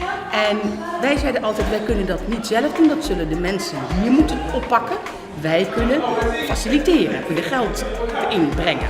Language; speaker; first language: Dutch; native; Dutch